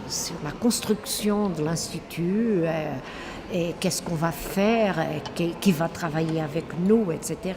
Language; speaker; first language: French; non-native, fluent; Portuguese